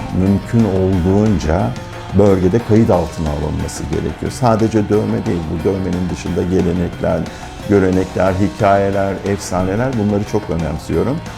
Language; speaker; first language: Turkish; non-native, local second language; Arabic